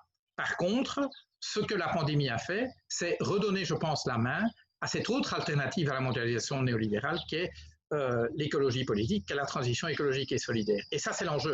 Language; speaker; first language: French; native; French